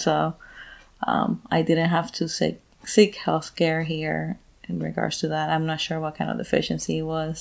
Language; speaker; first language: English; non-native, fluent; Spanish